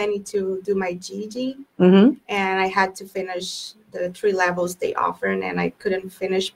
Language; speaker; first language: English; non-native, learner; Portuguese